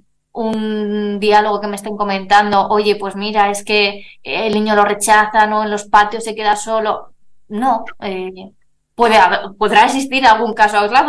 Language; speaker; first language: Spanish; native; Spanish